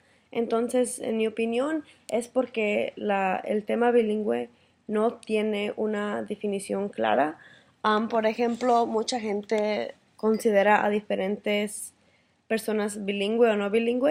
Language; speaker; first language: Spanish; early bilingual, heritage; Spanish